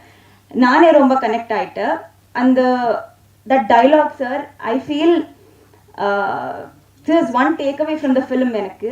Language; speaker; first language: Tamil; non-native, learner; Telugu